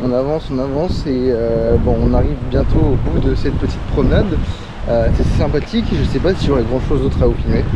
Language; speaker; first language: French; native; French